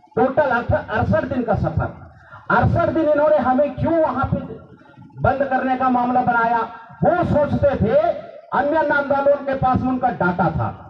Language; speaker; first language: Hindi; non-native, local second language; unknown